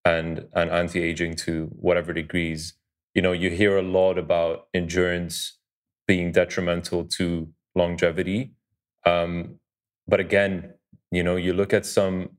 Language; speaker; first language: English; early bilingual, other home language; Dutch